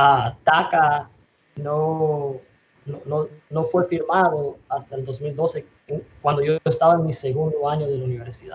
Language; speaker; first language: Spanish; early bilingual, other home language; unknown